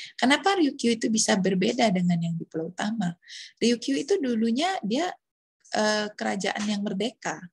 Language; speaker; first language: Indonesian; native; Indonesian